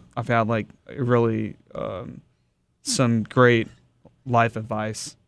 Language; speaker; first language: English; early bilingual, other home language; Japanese